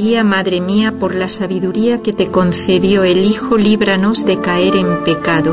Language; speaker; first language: Spanish; native; Spanish